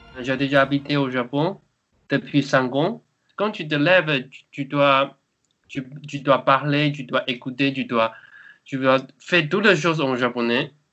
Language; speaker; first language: French; non-native, learner; Chinese